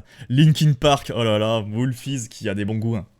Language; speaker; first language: French; native; French